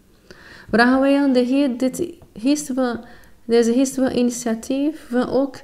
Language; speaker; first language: Dutch; non-native, fluent; Portuguese